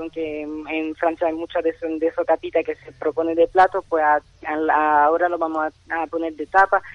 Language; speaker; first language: Spanish; non-native, fluent; French